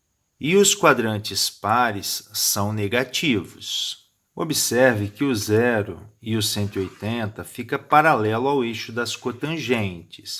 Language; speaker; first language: Portuguese; native; Portuguese